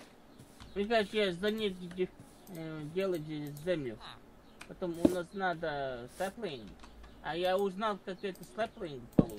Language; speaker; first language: Russian; non-native, learner; Latvian